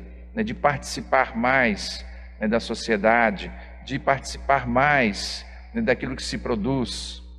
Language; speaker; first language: Portuguese; native; Portuguese